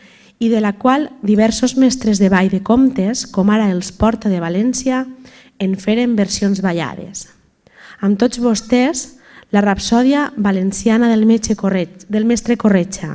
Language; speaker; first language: Catalan; native; Catalan